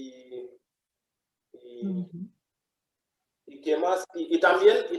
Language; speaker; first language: Spanish; non-native, fluent; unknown